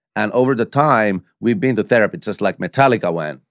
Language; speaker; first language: English; non-native, fluent; Finnish